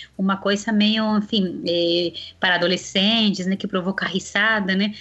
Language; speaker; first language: Portuguese; non-native, fluent; Spanish